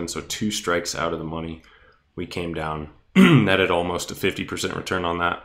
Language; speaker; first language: English; native; English